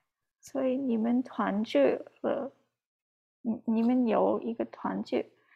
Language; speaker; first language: Chinese; non-native, learner; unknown